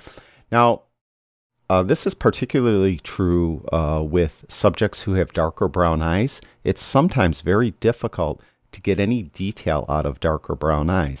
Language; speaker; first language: English; native; English